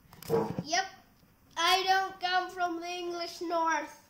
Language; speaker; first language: English; native; English